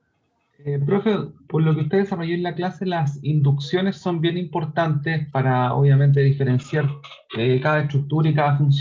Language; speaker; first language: Spanish; native; Spanish